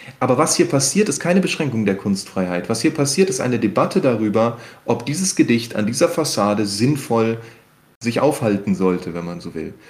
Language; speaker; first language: German; native; German